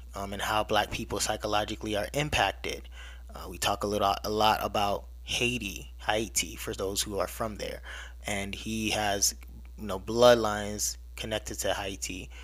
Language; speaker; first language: English; early bilingual, other home language; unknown